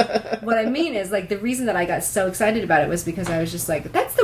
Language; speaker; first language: English; native; English